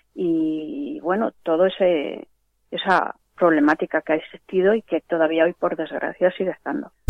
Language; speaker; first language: Spanish; native; Spanish